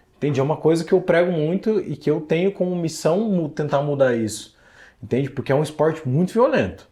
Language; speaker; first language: Portuguese; native; Portuguese